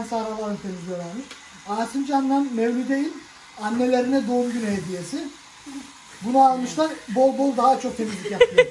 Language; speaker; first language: Turkish; native; Turkish